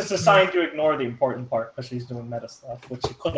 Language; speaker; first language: English; native; English